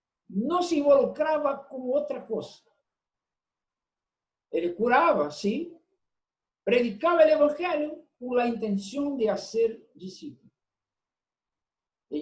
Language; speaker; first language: Spanish; non-native, fluent; Portuguese